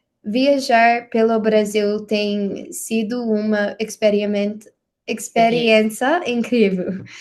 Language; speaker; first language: Portuguese; non-native, learner; English